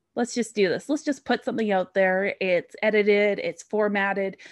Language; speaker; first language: English; native; English